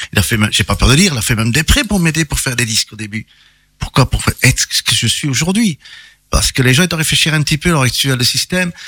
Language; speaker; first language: French; early bilingual, other home language; Italian